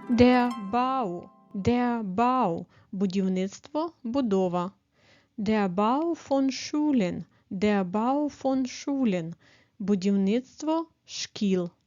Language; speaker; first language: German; non-native, fluent; Ukrainian